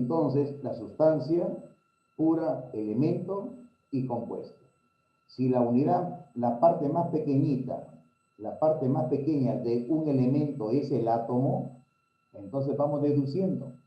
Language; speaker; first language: Spanish; native; Spanish